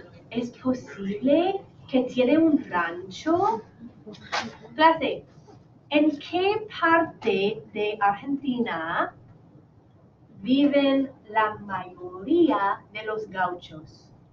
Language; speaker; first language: Spanish; non-native, fluent; English